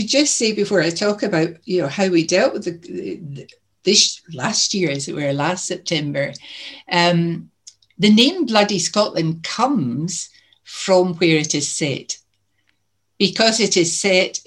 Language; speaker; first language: English; native; English